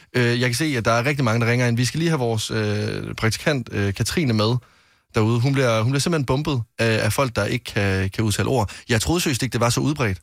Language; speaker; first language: Danish; native; Danish